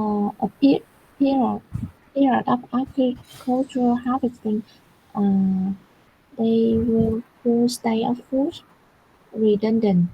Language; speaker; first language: English; non-native, learner; Vietnamese